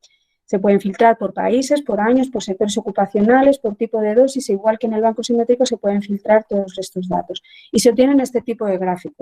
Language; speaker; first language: Spanish; native; Spanish